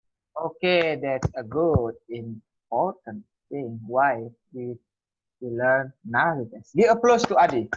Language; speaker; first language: English; non-native, learner; Indonesian